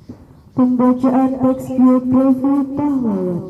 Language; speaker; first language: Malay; non-native, local second language; Javanese